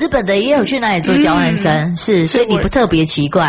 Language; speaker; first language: Chinese; native; Chinese